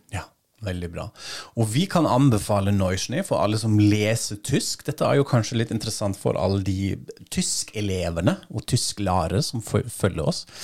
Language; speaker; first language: Norwegian; non-native, fluent; German